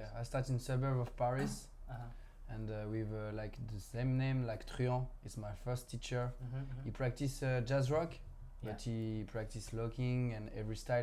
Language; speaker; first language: English; non-native, learner; French